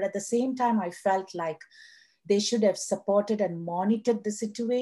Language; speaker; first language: English; non-native, local second language; Tamil